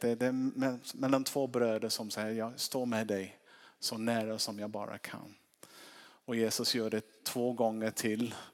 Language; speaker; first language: Swedish; non-native, fluent; English